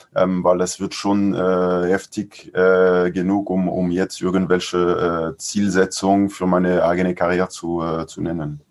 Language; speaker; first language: German; non-native, fluent; French